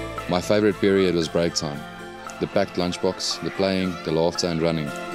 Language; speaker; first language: English; non-native, local second language; Afrikaans